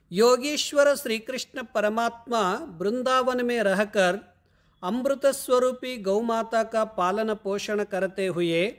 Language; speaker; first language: Hindi; non-native, local second language; Kannada